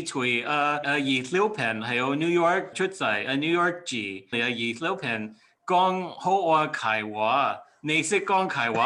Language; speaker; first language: Cantonese; early bilingual, heritage; Cantonese